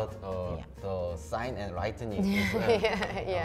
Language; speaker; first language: English; non-native, learner; Korean